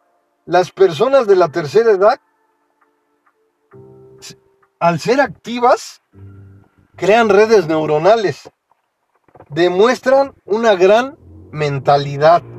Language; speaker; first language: Spanish; native; Spanish